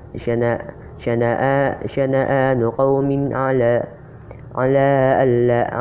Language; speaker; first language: Arabic; non-native, learner; Indonesian